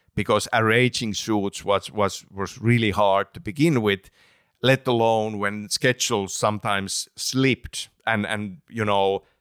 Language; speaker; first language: English; non-native, fluent; Finnish